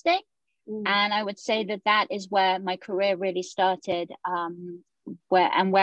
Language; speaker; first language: English; native; English